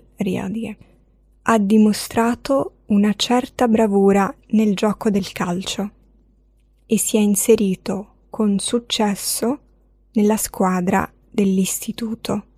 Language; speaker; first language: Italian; non-native, fluent; Arabic